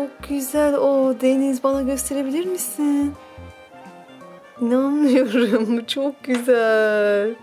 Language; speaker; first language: Turkish; native; Turkish